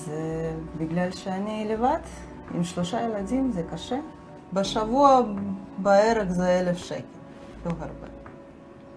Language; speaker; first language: Hebrew; non-native, learner; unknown